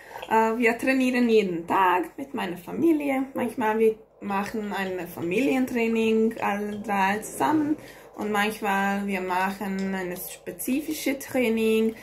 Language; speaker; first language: German; non-native, learner; Hungarian